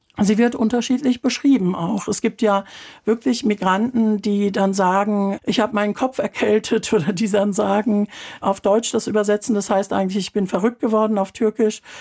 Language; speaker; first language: German; early bilingual, other home language; Turkish